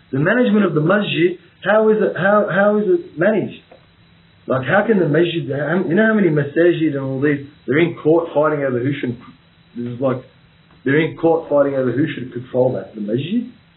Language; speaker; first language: English; native; English